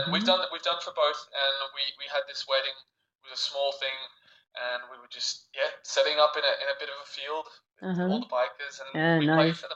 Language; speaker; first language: English; native; English